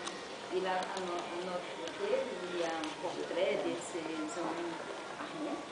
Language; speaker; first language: French; non-native, learner; Portuguese